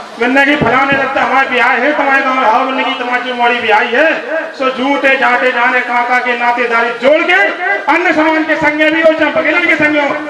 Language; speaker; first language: Hindi; native; Hindi